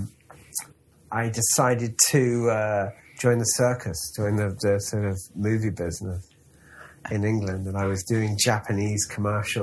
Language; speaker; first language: English; native; English